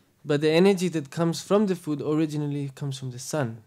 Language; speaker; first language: English; non-native, fluent; Spanish